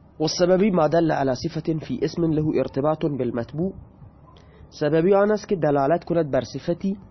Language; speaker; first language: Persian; non-native, local second language; Baluchi